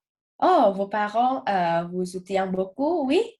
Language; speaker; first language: French; non-native, learner; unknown